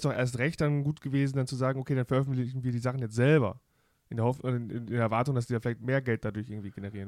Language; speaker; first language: German; native; German